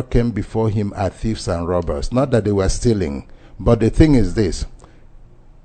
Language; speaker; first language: English; non-native, local second language; Igbo